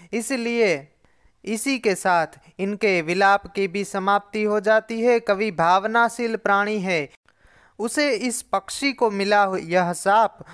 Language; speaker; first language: Hindi; non-native, local second language; Gujarati